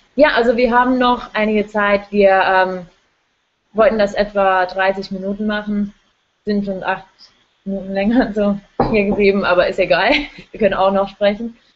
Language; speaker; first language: German; non-native, fluent; English